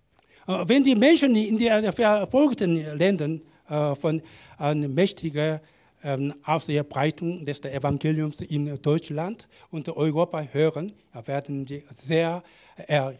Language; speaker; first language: German; non-native, learner; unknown